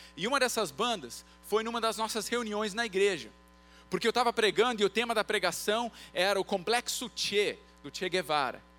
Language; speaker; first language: Portuguese; early bilingual, other home language; English